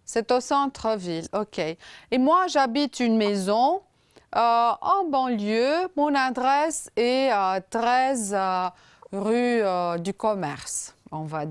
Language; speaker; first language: French; non-native, fluent; Romanian